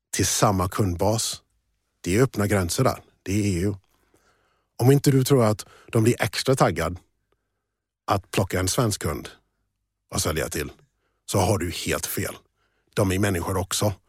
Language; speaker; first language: Swedish; early bilingual, other home language; English